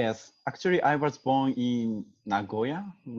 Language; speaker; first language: English; non-native, learner; Japanese